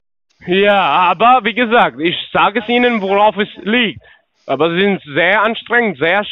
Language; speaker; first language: German; non-native, learner; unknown